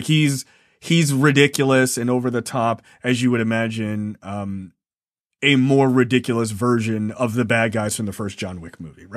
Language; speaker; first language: English; native; English